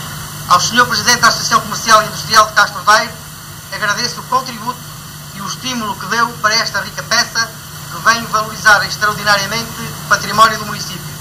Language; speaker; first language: Portuguese; native; Portuguese